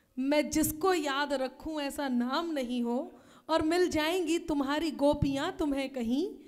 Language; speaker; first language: Hindi; native; Hindi